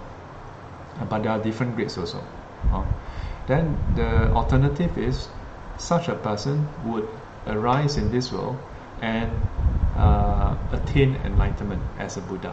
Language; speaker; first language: English; native; English